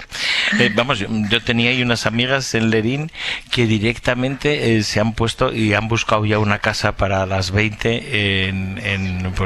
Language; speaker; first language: Spanish; native; Spanish